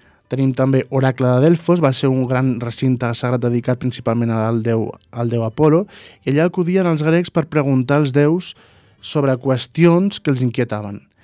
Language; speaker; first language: Catalan; native; Catalan